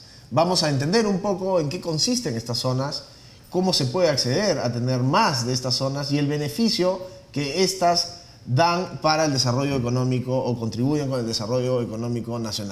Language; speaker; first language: Spanish; native; Spanish